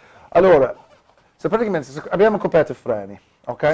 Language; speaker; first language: Italian; non-native, learner; English